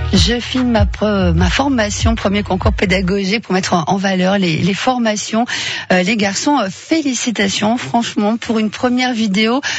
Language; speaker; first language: French; native; French